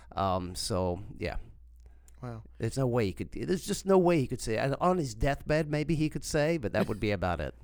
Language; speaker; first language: English; native; English